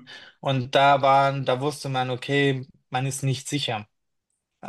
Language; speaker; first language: German; non-native, fluent; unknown